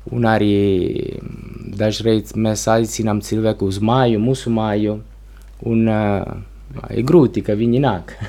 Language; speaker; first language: Latvian; non-native, learner; Italian